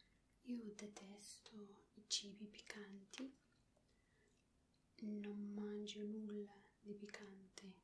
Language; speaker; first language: Italian; non-native, learner; Spanish